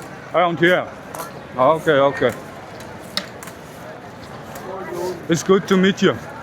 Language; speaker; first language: English; non-native, learner; Mongolian